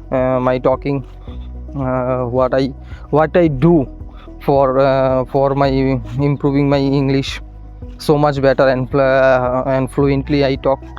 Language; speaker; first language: English; non-native, learner; Hindi